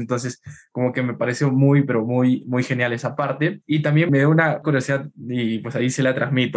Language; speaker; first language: Spanish; native; Spanish